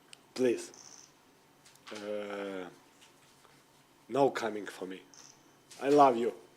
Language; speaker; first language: English; non-native, learner; Ukrainian